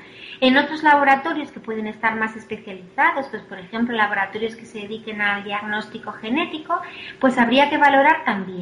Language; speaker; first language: Spanish; native; Spanish